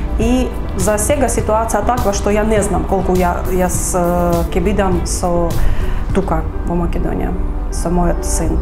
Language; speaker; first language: Macedonian; non-native, learner; Ukrainian